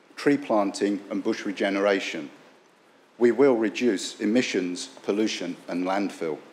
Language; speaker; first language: English; native; English